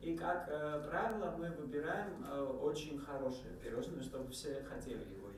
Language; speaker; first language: Czech; non-native, learner; Georgian